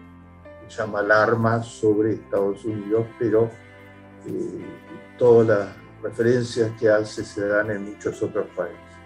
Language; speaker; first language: Spanish; native; Spanish